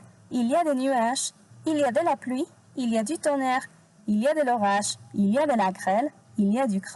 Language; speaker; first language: French; non-native, fluent; Spanish